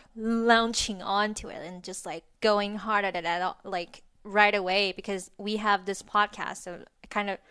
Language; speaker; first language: English; non-native, fluent; Chinese